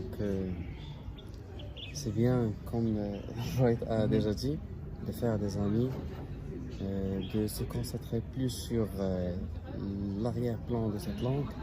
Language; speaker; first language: French; non-native, local second language; Arabic